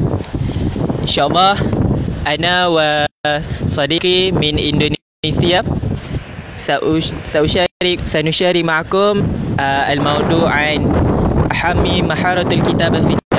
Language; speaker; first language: Arabic; non-native, learner; Indonesian